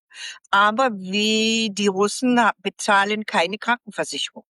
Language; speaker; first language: German; native; German